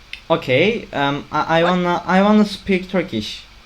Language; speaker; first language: English; non-native, learner; Turkish